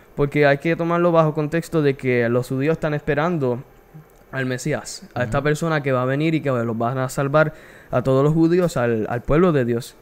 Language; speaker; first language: Spanish; early bilingual, heritage; Spanish